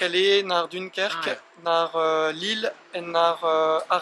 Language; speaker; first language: Dutch; non-native, fluent; French